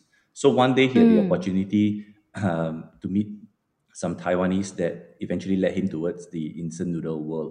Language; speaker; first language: English; non-native, local second language; Min Nan Chinese